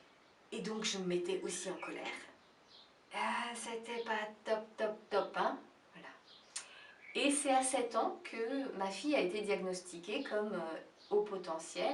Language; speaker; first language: French; native; French